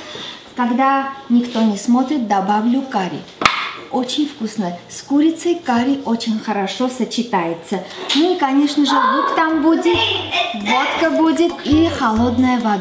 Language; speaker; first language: Russian; non-native, fluent; Armenian